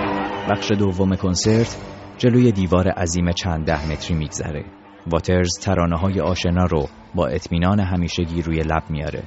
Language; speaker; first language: Persian; native; Persian